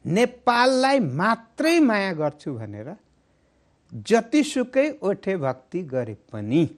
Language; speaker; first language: Nepali; native; Nepali